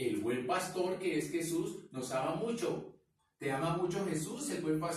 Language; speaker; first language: Spanish; native; Spanish